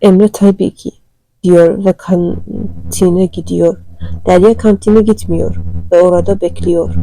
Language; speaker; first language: Turkish; non-native, learner; Turkmen